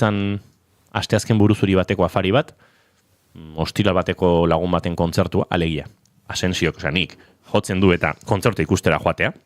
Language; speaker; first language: Basque; native; Basque